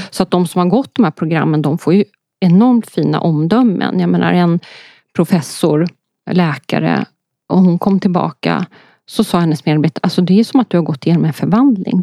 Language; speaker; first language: Swedish; early bilingual, other home language; Polish